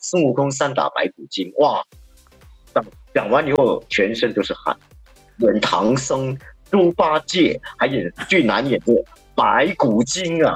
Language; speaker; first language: Chinese; native; Chinese